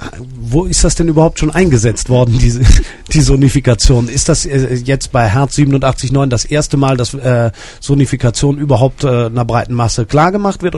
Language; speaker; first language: German; native; German